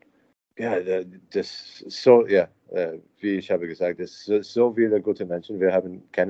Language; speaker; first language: German; non-native, learner; English